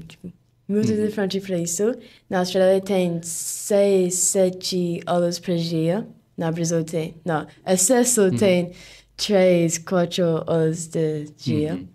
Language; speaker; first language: Portuguese; non-native, learner; English